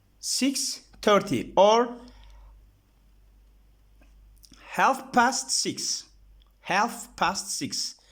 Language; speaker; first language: English; non-native, learner; Turkish